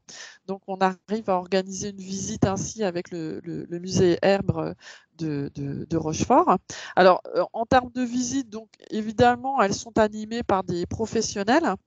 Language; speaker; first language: French; native; French